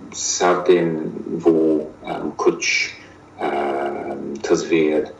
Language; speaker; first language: Hindi; non-native, learner; English